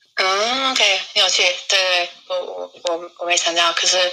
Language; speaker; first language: Chinese; non-native, fluent; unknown